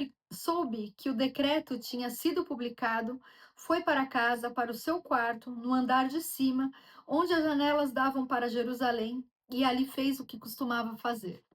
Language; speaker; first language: Portuguese; native; Portuguese